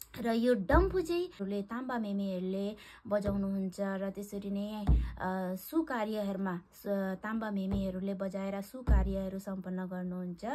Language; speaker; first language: Nepali; non-native, local second language; Eastern Tamang